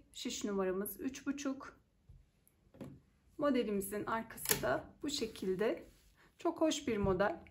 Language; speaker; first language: Turkish; native; Turkish